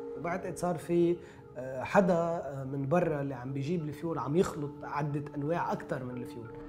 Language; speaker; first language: Arabic; native; Arabic